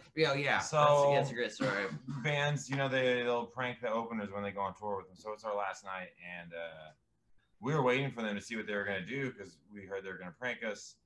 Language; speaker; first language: English; native; English